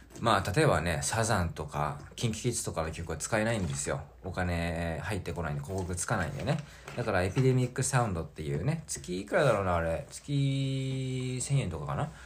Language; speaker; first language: Japanese; native; Japanese